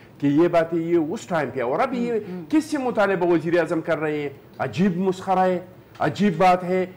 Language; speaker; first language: Urdu; non-native, local second language; Pashto